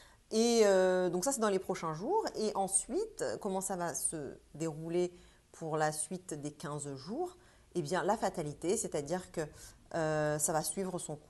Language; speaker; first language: French; native; French